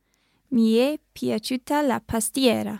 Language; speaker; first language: Italian; non-native, learner; English